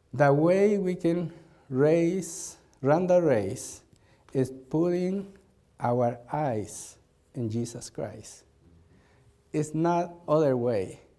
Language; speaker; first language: English; non-native, learner; Spanish